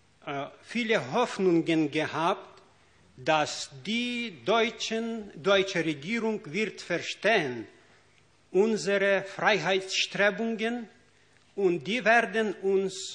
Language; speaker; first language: German; non-native, fluent; Ukrainian